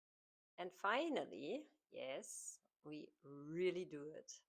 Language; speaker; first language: English; non-native, fluent; German